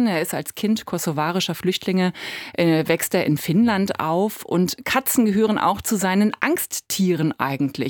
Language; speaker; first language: German; native; German